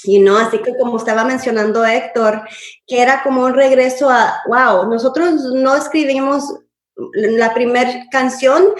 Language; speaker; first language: Spanish; early bilingual, heritage; Spanish